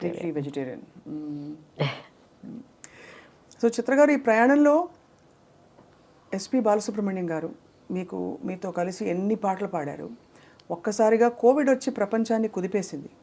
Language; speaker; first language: Telugu; native; Telugu